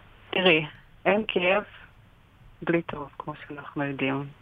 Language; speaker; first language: Hebrew; non-native, fluent; Russian